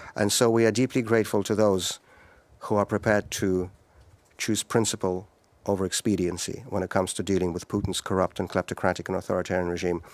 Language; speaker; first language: English; non-native, fluent; Russian